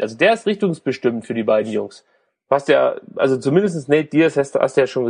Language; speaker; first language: German; native; German